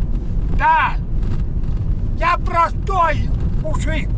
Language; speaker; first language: Russian; native; Russian